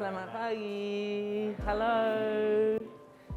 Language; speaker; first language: Indonesian; non-native, fluent; English